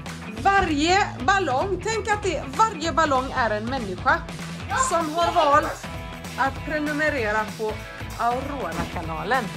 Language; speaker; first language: Swedish; native; Swedish